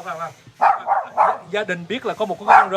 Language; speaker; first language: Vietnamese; early bilingual, heritage; Vietnamese